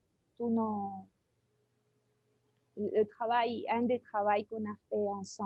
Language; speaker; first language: French; non-native, fluent; Spanish